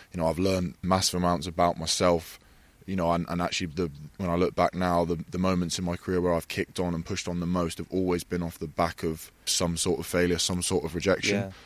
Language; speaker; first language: English; native; English